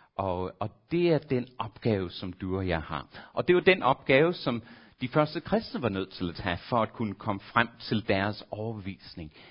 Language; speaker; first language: Danish; non-native, fluent; English